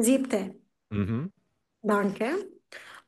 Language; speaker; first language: German; non-native, fluent; Arabic